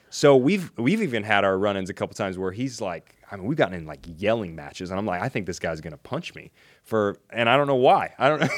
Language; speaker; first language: English; native; English